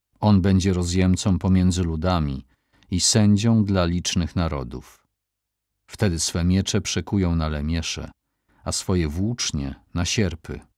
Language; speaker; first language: Polish; native; Polish